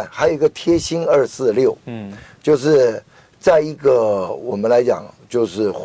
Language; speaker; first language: Chinese; native; Chinese